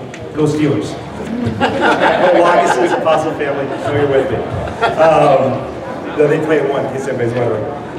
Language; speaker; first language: English; native; English